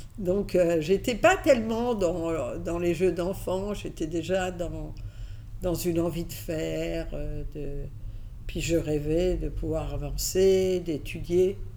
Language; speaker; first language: French; early bilingual, other home language; Catalan